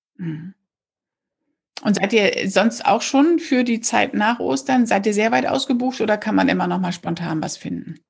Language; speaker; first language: German; native; German